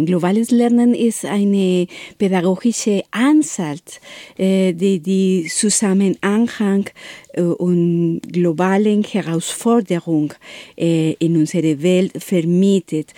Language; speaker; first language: German; non-native, learner; Spanish